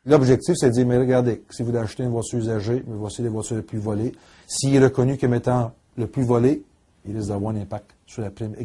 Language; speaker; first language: French; native; French